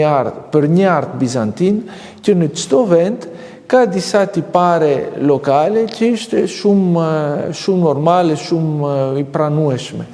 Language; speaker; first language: Albanian; non-native, fluent; Greek